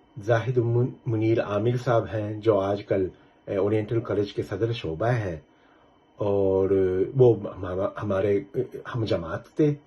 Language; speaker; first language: Urdu; non-native, fluent; Japanese